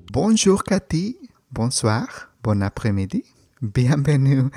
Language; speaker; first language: French; non-native, learner; Spanish